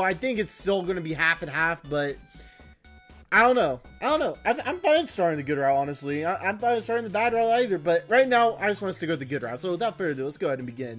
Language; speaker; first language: English; native; English